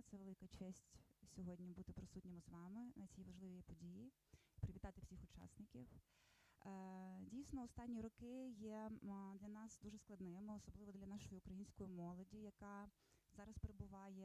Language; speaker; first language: Ukrainian; native; Ukrainian